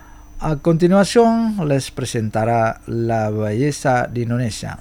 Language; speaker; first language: Spanish; non-native, fluent; Indonesian